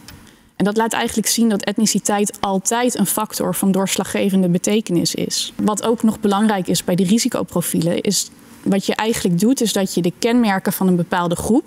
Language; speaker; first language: Dutch; native; Dutch